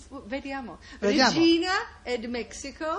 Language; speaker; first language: Italian; non-native, learner; English